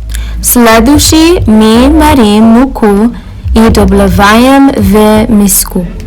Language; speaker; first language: Russian; non-native, learner; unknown